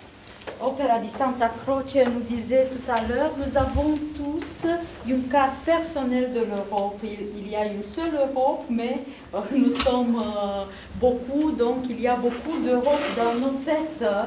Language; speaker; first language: French; non-native, fluent; Italian